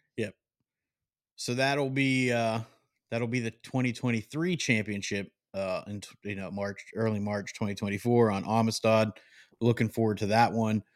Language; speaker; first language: English; native; English